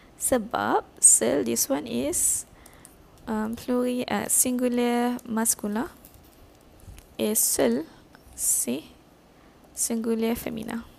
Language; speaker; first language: French; non-native, fluent; Malay